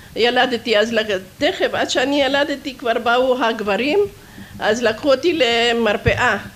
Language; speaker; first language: Hebrew; non-native, fluent; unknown